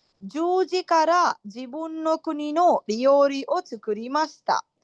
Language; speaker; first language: Japanese; non-native, fluent; Sinhala